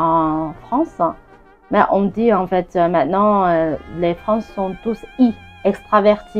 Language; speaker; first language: French; non-native, fluent; Chinese